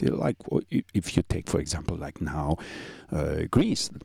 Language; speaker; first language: English; non-native, fluent; German